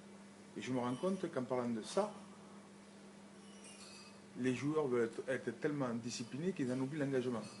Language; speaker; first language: French; native; French